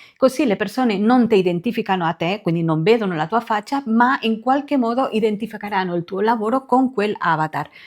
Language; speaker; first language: Italian; non-native, fluent; Spanish